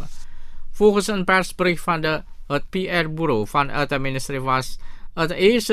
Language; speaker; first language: Dutch; non-native, fluent; Indonesian